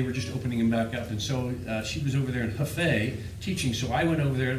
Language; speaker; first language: English; native; English